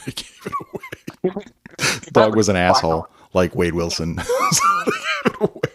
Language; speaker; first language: English; native; English